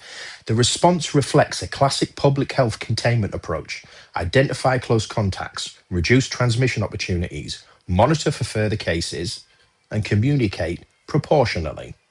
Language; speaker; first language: English; native; English